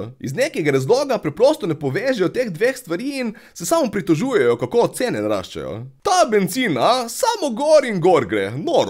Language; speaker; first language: Slovenian; native; Slovenian